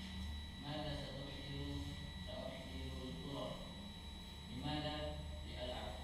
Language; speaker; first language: Arabic; non-native, learner; Indonesian